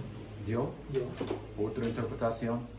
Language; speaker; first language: Spanish; non-native, learner; English